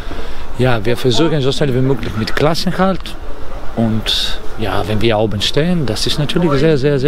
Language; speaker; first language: German; non-native, learner; Greek